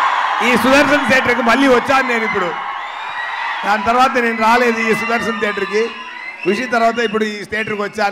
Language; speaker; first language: Telugu; non-native, learner; Tamil